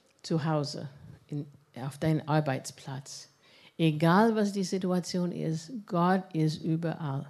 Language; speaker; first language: German; non-native, fluent; English